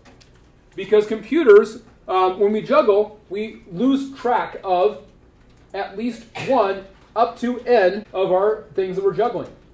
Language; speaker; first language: English; native; English